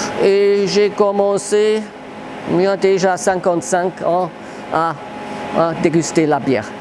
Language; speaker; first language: French; non-native, fluent; German